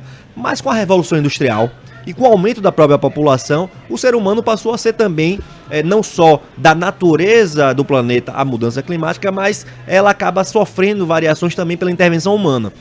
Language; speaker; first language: Portuguese; native; Portuguese